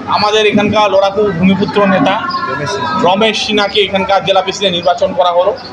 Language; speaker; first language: Bangla; non-native, local second language; Rangpuri